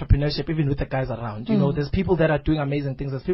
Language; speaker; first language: English; non-native, local second language; Zulu